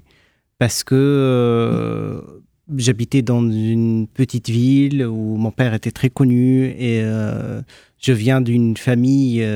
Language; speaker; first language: French; non-native, fluent; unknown